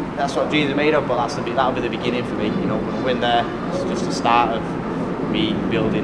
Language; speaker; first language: English; native; English